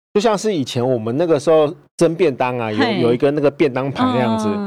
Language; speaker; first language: Chinese; native; Chinese